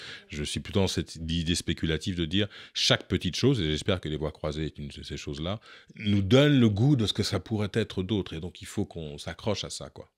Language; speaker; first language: French; native; French